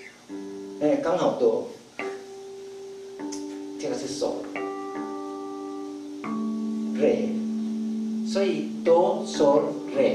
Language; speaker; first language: Chinese; non-native, fluent; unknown